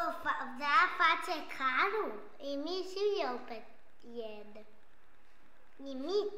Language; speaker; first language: Romanian; non-native, learner; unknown